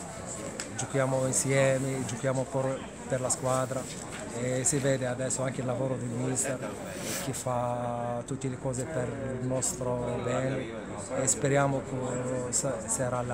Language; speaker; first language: Italian; non-native, learner; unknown